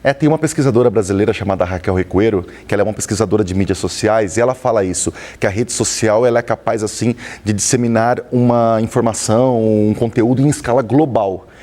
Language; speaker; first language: Portuguese; native; Portuguese